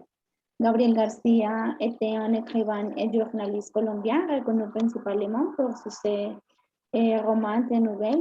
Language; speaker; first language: French; non-native, learner; Spanish